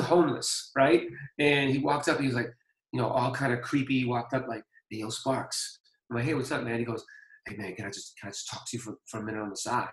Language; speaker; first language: English; native; English